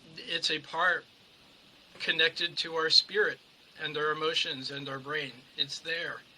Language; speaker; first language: English; native; English